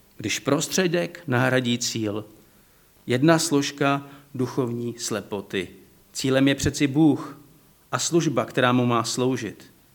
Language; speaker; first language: Czech; non-native, fluent; Slovak